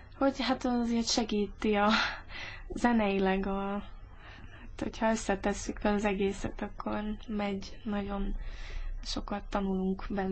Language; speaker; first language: Hungarian; early bilingual, heritage; English